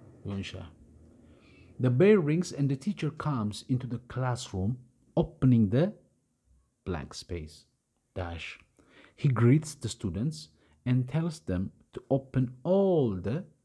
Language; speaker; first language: English; non-native, fluent; Amharic